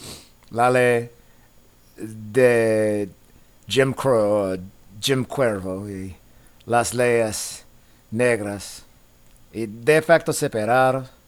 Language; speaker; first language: Spanish; non-native, fluent; English